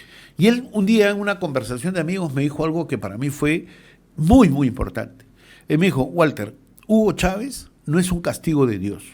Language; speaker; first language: Spanish; native; Spanish